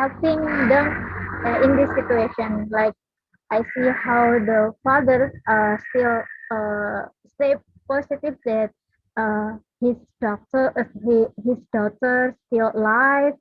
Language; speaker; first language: English; non-native, learner; Indonesian